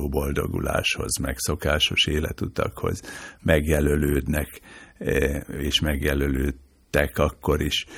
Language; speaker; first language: Hungarian; native; Hungarian